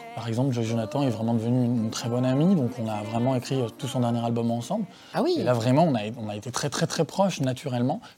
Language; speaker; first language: French; native; French